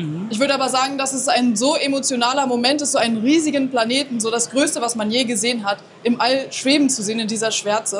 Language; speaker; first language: German; native; German